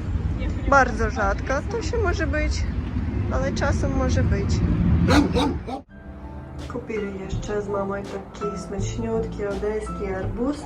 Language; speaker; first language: Polish; non-native, learner; Russian